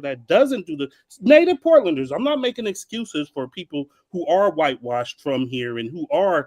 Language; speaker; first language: English; native; English